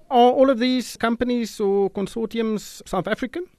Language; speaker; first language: English; non-native, local second language; Afrikaans